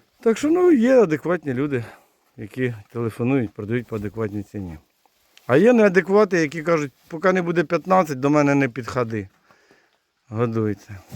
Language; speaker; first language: Ukrainian; native; Ukrainian